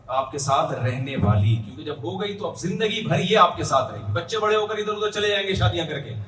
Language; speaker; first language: Urdu; native; Urdu